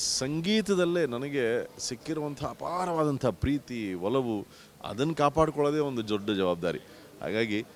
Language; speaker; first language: Kannada; native; Kannada